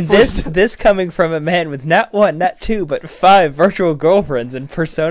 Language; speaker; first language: English; native; English